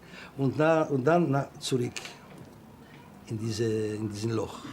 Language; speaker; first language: German; non-native, learner; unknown